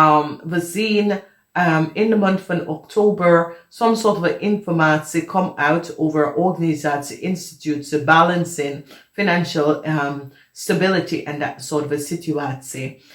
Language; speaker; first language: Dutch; non-native, fluent; English